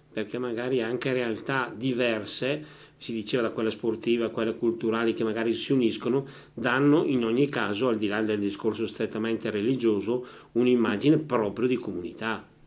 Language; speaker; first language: Italian; native; Italian